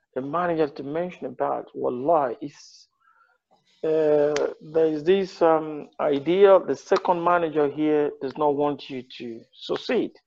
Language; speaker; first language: English; non-native, local second language; Yoruba